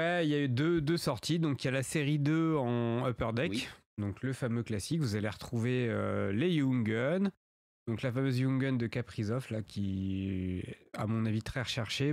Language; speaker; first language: French; native; French